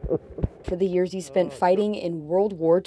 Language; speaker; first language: English; native; English